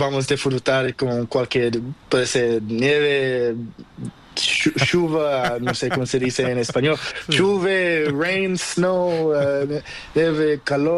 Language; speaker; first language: Spanish; non-native, learner; Portuguese